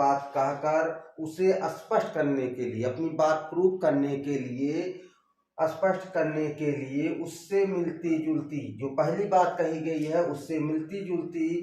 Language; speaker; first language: Hindi; native; Hindi